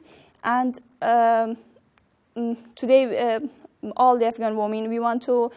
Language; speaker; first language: English; non-native, learner; Persian